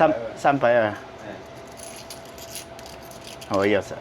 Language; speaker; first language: Chinese; non-native, learner; Filipino